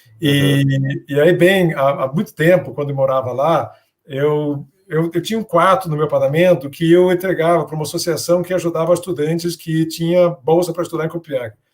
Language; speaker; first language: Portuguese; non-native, fluent; Danish